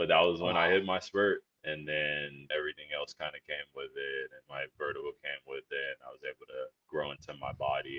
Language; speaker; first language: English; native; English